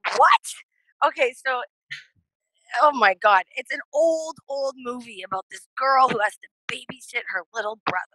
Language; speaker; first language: English; native; English